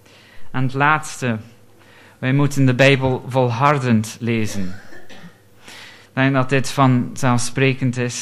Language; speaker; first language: Dutch; non-native, fluent; English